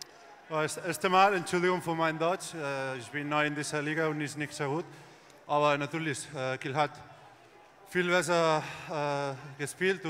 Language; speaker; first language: German; non-native, learner; Spanish